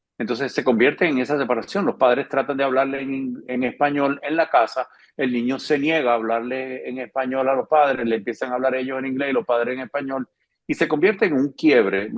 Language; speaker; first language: Spanish; native; Spanish